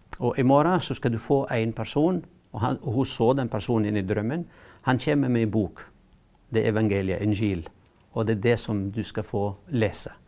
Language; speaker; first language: Norwegian; non-native, fluent; Arabic